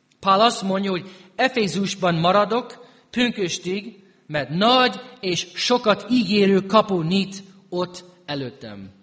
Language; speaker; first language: Hungarian; early bilingual, heritage; Hungarian